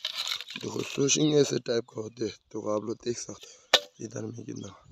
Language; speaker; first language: Hindi; non-native, local second language; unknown